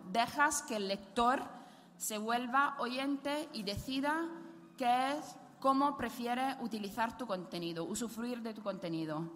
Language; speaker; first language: Spanish; non-native, fluent; Italian